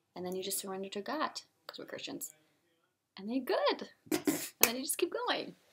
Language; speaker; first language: English; non-native, fluent; German